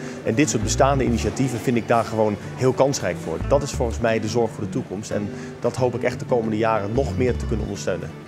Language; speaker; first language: Dutch; native; Dutch